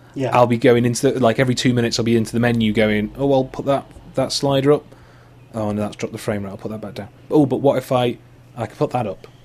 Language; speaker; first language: English; native; English